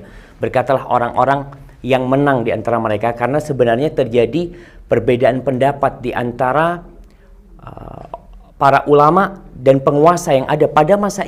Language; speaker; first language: Indonesian; native; Indonesian